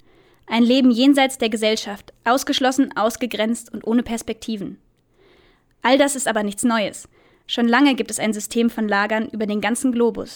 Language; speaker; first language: German; native; German